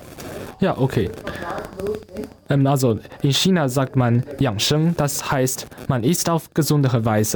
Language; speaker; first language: German; non-native, learner; Chinese